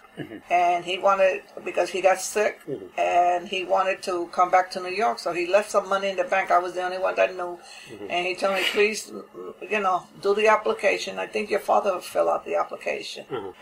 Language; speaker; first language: English; native; English